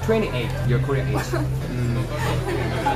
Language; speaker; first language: English; non-native, learner; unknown